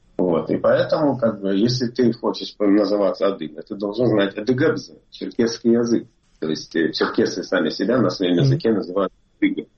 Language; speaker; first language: Russian; non-native, fluent; Adyghe